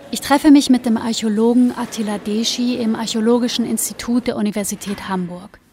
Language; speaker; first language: German; native; German